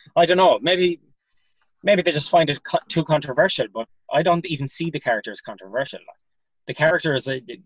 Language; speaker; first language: English; native; English